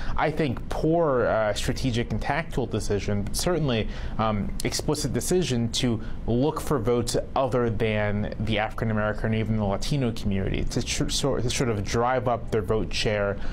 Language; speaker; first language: English; native; English